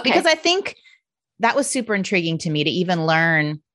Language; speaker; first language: English; native; English